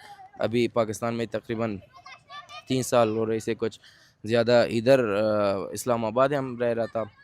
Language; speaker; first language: Hindi; non-native, fluent; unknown